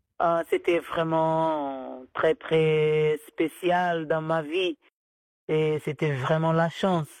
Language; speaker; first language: French; non-native, fluent; Portuguese